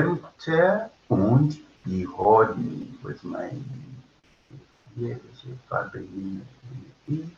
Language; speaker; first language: German; non-native, fluent; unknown